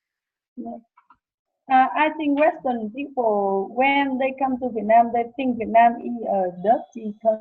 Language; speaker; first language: English; non-native, learner; Vietnamese